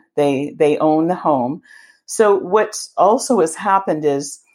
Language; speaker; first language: English; native; English